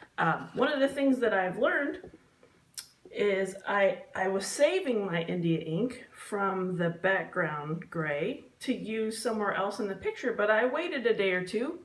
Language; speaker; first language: English; native; English